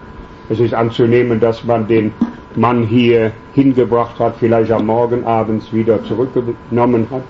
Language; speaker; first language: German; native; German